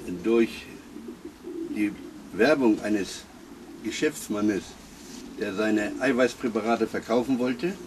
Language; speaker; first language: German; native; German